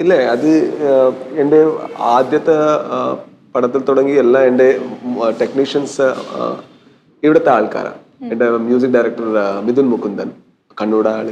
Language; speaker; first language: Malayalam; non-native, learner; Kannada